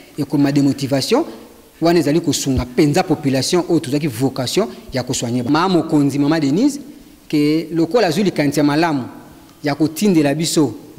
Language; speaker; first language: Lingala; native; Lingala